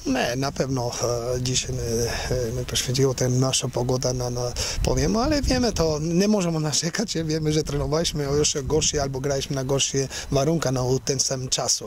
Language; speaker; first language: Polish; non-native, learner; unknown